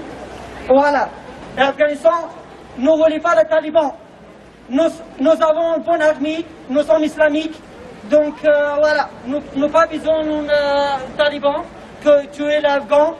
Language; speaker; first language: French; non-native, learner; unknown